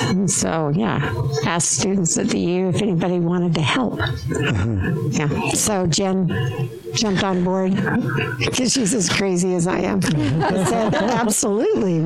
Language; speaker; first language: English; native; English